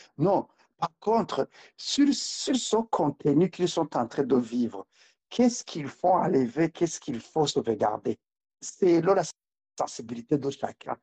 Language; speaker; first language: French; non-native, local second language; Rundi